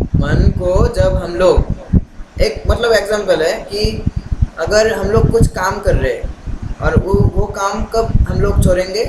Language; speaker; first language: Hindi; non-native, local second language; Bangla